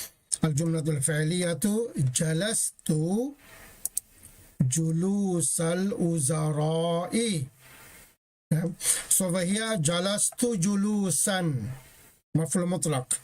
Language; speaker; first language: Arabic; non-native, fluent; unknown